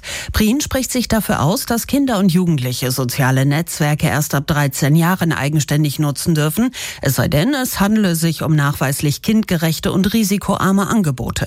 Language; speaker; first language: German; native; German